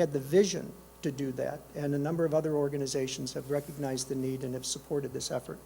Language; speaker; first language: English; native; English